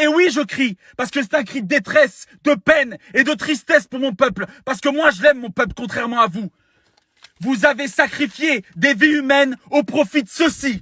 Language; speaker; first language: French; native; French